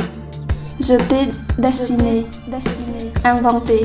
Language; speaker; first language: French; non-native, learner; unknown